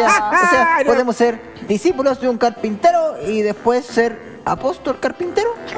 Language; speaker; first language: Spanish; native; Spanish